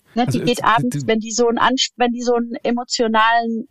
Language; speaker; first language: German; native; German